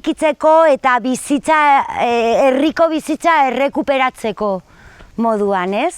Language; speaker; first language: Basque; non-native, local second language; Spanish